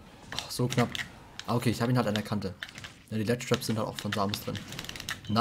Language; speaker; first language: German; native; German